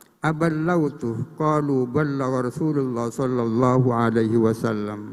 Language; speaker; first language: Arabic; non-native, fluent; Indonesian